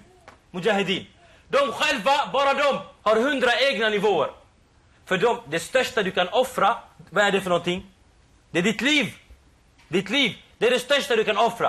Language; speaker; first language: Swedish; non-native, local second language; Arabic